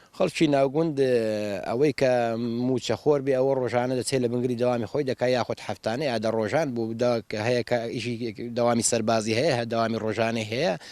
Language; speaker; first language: Central Kurdish; native; Central Kurdish